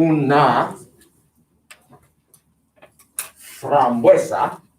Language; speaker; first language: Spanish; non-native, fluent; English